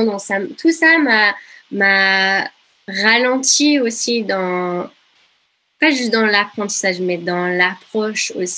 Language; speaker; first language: French; non-native, fluent; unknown